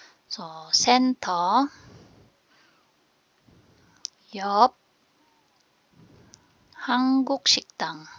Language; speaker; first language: Korean; non-native, fluent; Filipino